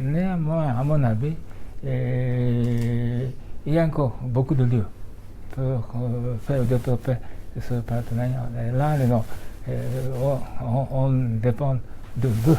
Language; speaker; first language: French; non-native, fluent; Japanese